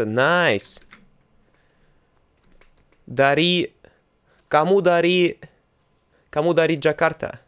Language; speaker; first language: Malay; non-native, learner; Russian